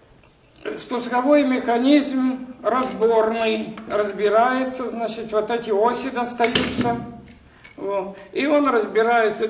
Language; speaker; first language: Russian; native; Russian